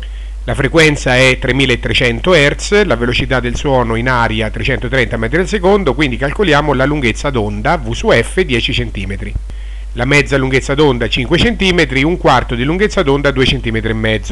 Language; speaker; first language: Italian; native; Italian